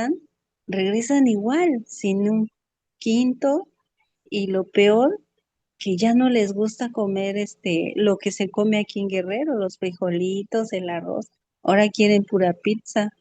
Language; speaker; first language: Spanish; native; Spanish